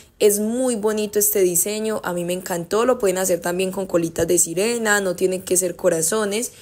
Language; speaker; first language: Spanish; native; Spanish